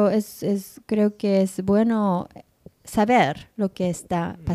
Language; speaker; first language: Spanish; non-native, learner; Japanese